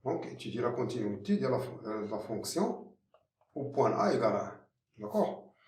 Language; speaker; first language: French; non-native, local second language; Arabic